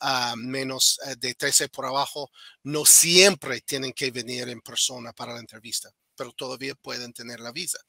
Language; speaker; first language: Spanish; non-native, fluent; English